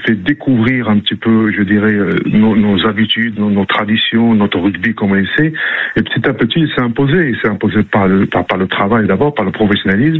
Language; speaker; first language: French; non-native, local second language; Arabic